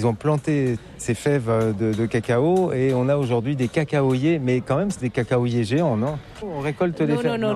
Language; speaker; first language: French; native; French